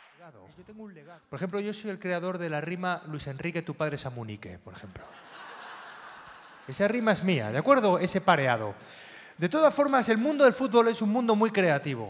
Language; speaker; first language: Spanish; native; Spanish